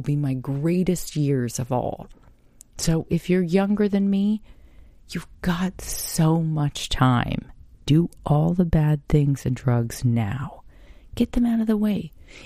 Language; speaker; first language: English; native; English